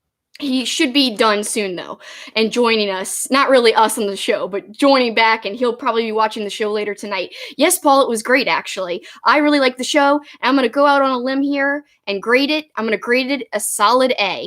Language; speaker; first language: English; native; English